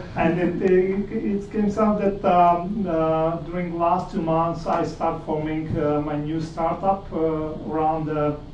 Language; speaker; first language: English; non-native, fluent; Czech